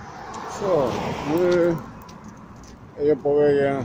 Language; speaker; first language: Swedish; non-native, learner; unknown